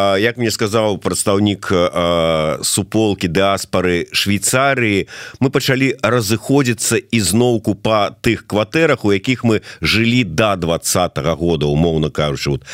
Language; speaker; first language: Belarusian; non-native, local second language; Russian